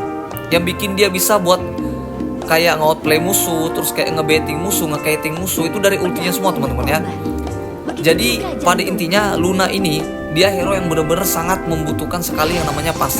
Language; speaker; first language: Indonesian; native; Indonesian